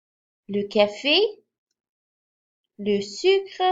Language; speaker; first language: French; non-native, fluent; English